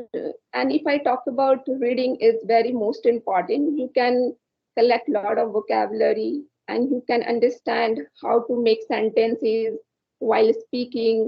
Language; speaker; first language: English; non-native, learner; Hindi